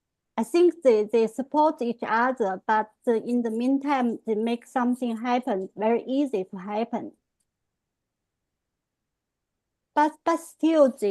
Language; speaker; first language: English; non-native, fluent; Chinese